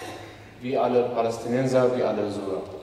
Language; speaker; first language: German; non-native, fluent; Arabic